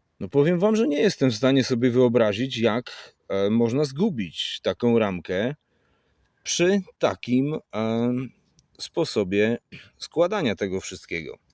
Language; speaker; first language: Polish; native; Polish